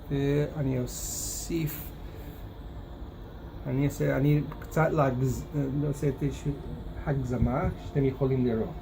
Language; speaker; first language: Hebrew; non-native, fluent; English